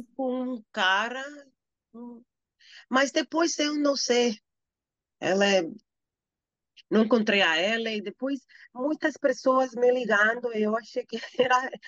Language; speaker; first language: Portuguese; non-native, learner; Spanish